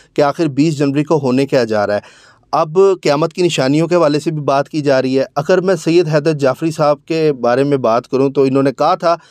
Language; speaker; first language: Urdu; native; Urdu